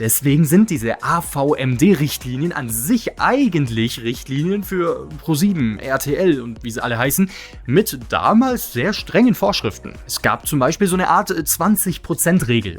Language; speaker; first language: German; native; German